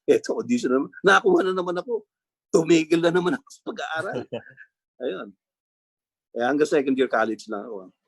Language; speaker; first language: Filipino; native; Filipino